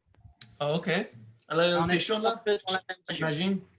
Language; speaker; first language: French; non-native, learner; English